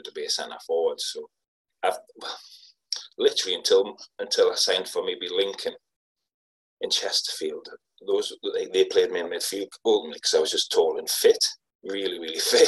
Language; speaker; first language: English; native; English